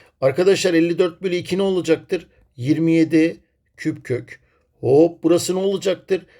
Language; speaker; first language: Turkish; native; Turkish